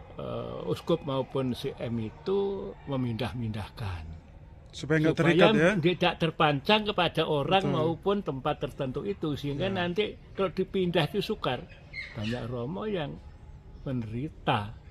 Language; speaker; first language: Indonesian; non-native, local second language; Javanese